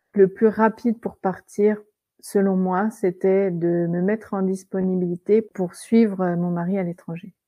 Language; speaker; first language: French; native; French